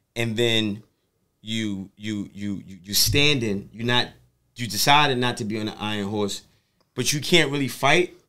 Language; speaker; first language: English; native; English